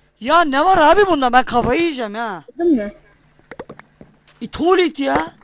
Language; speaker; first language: Turkish; native; Turkish